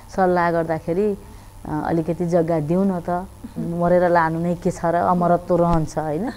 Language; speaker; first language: Nepali; native; Nepali